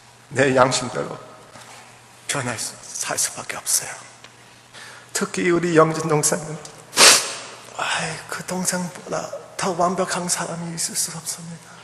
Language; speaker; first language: Korean; early bilingual, heritage; English